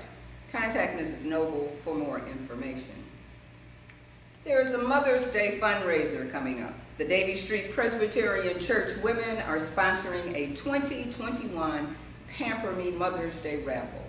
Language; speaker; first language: English; native; English